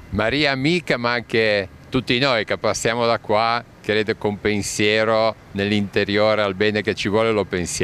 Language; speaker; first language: Italian; native; Italian